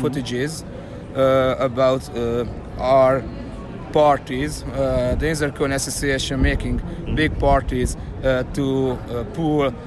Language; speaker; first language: English; non-native, learner; Hungarian